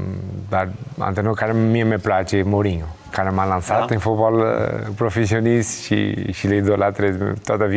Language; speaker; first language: Romanian; non-native, learner; Portuguese